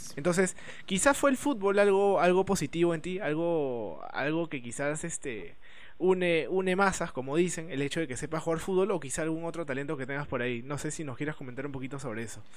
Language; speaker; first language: Spanish; native; Spanish